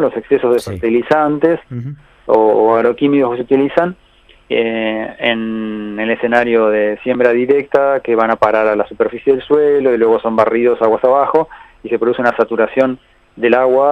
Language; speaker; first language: Spanish; native; Spanish